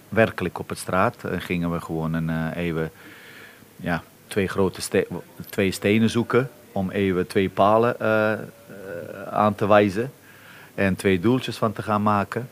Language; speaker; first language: Dutch; non-native, fluent; Bosnian